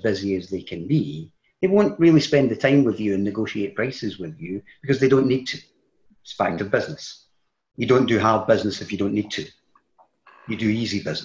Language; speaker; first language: English; native; English